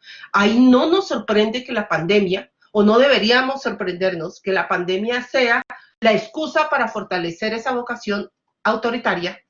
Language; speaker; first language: Spanish; native; Spanish